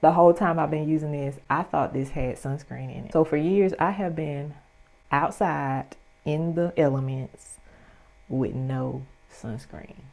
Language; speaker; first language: English; native; English